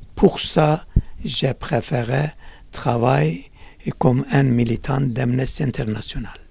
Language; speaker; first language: French; non-native, learner; Kurdish